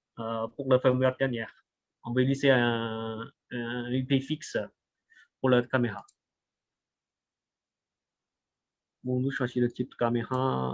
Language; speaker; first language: French; non-native, fluent; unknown